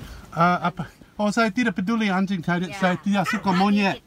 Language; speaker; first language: Indonesian; non-native, learner; English